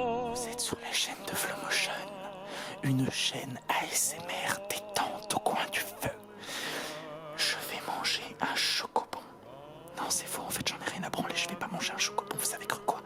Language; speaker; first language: French; native; French